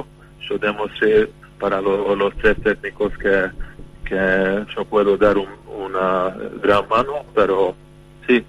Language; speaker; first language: Spanish; non-native, fluent; Hungarian